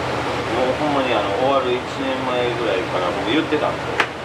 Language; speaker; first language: Japanese; native; Japanese